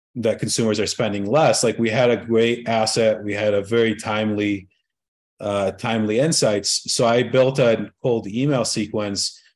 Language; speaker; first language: English; early bilingual, other home language; Arabic